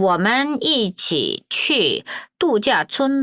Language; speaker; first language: Chinese; non-native, fluent; Korean